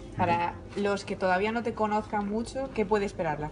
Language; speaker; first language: Spanish; native; Spanish